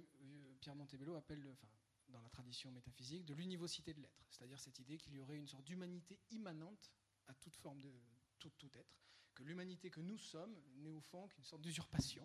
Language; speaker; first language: French; native; French